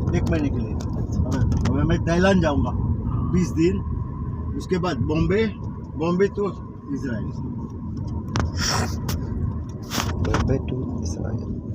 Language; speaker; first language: Hindi; non-native, local second language; Malayalam